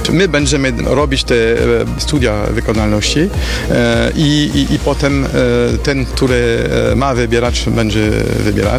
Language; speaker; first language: Polish; non-native, fluent; French